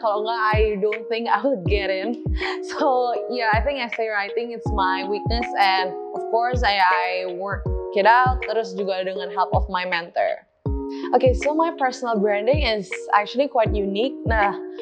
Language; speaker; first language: English; non-native, fluent; Indonesian